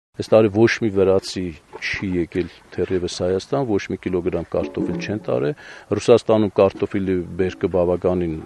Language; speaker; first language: Armenian; native; Armenian